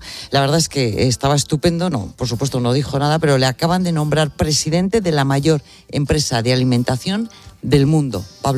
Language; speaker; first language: Spanish; native; Spanish